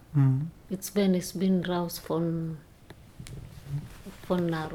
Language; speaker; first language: German; non-native, learner; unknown